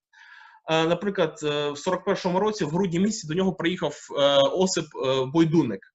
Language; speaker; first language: Ukrainian; native; Ukrainian